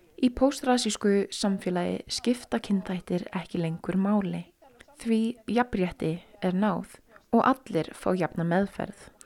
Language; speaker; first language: Icelandic; native; Icelandic